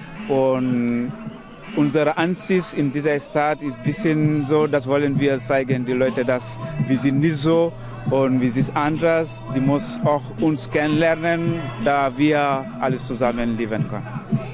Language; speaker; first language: German; non-native, learner; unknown